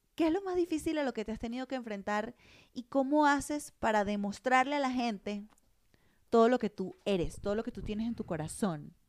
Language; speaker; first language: Spanish; native; Spanish